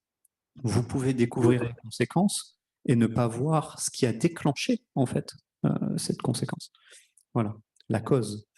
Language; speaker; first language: French; native; French